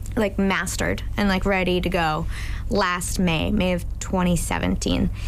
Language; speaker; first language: English; native; English